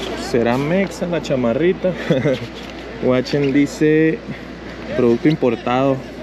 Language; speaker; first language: Spanish; native; Spanish